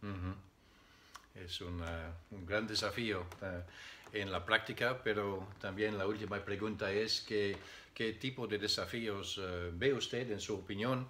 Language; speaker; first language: Spanish; non-native, fluent; Dutch